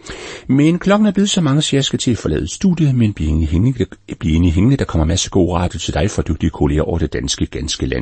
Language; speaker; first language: Danish; native; Danish